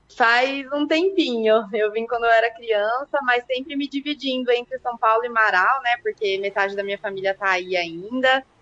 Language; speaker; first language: Portuguese; native; Portuguese